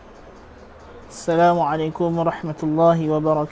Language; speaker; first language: Malay; native; Malay